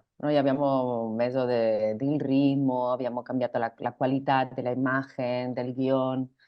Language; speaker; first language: Italian; non-native, learner; Spanish